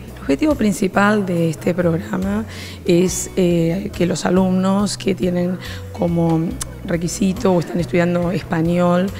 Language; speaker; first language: Spanish; native; Spanish